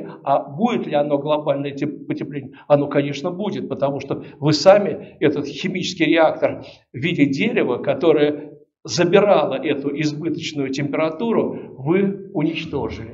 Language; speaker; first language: Russian; native; Russian